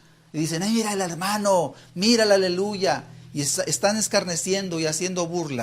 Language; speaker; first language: Spanish; native; Spanish